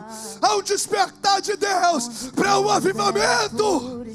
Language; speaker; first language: Portuguese; native; Portuguese